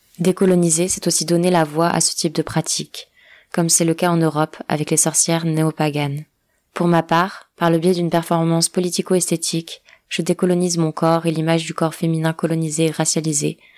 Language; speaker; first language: French; non-native, fluent; Portuguese